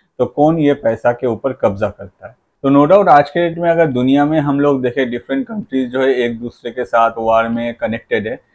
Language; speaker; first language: Hindi; non-native, local second language; Bangla